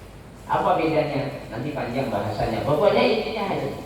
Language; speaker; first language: Indonesian; native; Indonesian